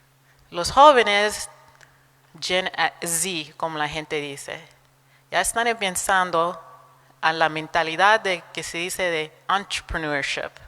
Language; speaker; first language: Spanish; non-native, fluent; Portuguese